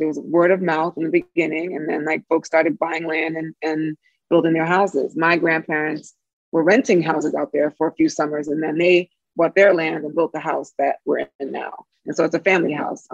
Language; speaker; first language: English; native; English